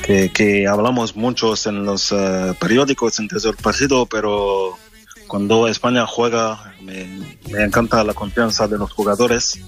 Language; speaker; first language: Spanish; non-native, fluent; French